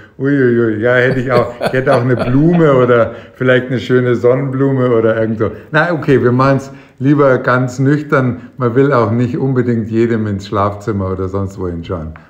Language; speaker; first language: German; native; German